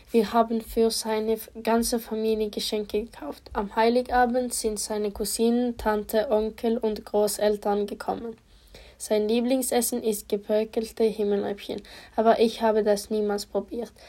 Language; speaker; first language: German; non-native, learner; Polish